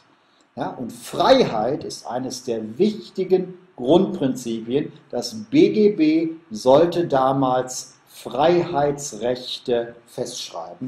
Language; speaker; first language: German; native; German